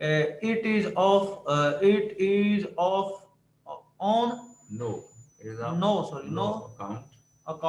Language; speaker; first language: English; non-native, learner; Urdu